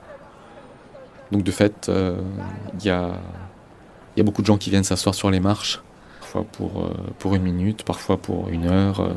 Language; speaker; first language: French; native; French